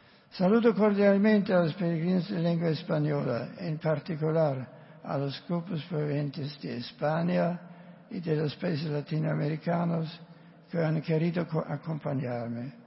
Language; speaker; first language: Spanish; non-native, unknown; German